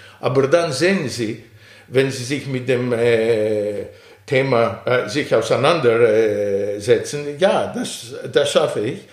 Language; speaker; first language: German; non-native, fluent; Greek